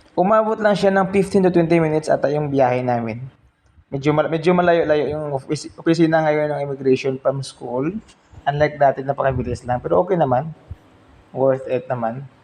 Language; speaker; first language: Filipino; non-native, local second language; Hiligaynon